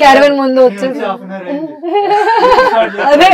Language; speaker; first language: Telugu; non-native, local second language; Hindi